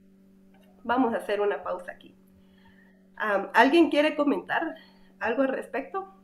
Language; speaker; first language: Spanish; native; Spanish